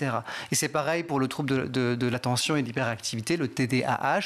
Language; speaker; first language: French; native; French